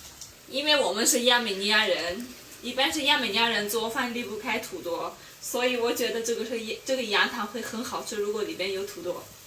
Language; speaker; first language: Chinese; non-native, fluent; Armenian